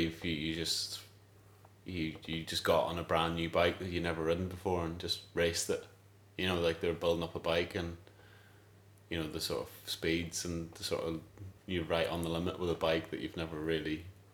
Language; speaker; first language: English; native; English